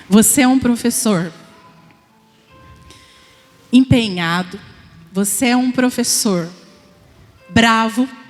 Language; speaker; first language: Portuguese; native; Portuguese